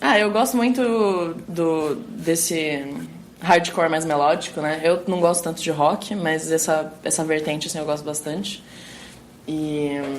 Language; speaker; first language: Portuguese; native; Portuguese